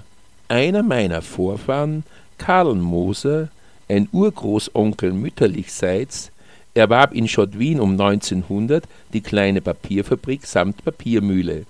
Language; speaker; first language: German; native; German